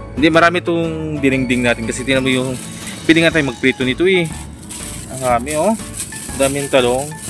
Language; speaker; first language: Filipino; non-native, local second language; Bikol